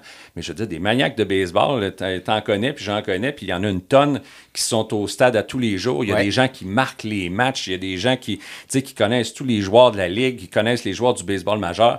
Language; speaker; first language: French; native; French